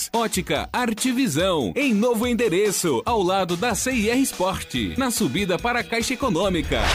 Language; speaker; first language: Portuguese; native; Portuguese